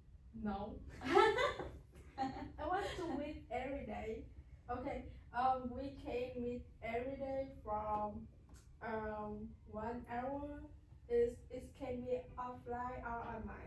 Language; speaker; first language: English; non-native, learner; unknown